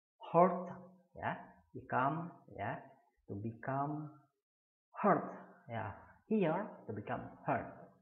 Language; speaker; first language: English; non-native, fluent; Indonesian